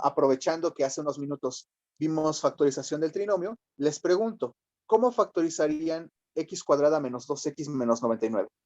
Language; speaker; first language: Spanish; native; Spanish